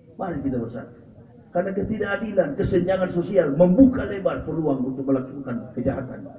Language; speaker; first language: Indonesian; native; Indonesian